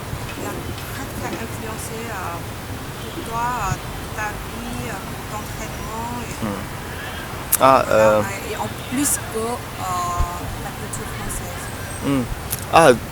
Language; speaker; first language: French; non-native, learner; Vietnamese